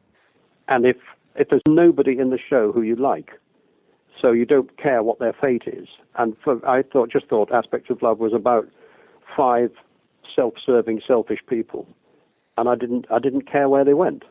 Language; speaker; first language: English; native; English